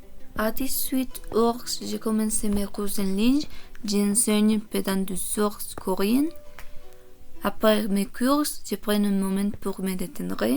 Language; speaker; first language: French; non-native, learner; Korean